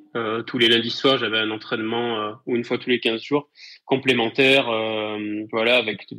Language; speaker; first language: French; native; French